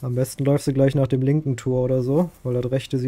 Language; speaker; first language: German; native; German